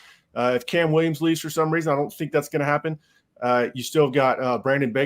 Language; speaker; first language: English; native; English